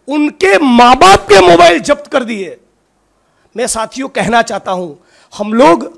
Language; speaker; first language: Hindi; non-native, local second language; Gujarati